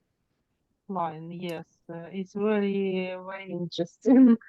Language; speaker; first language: English; non-native, learner; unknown